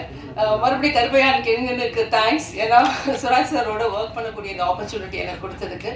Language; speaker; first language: Tamil; native; Tamil